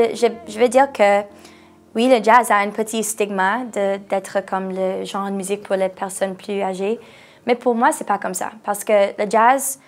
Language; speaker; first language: French; non-native, local second language; English